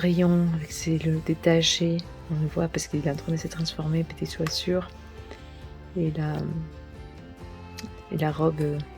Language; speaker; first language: French; non-native, learner; Spanish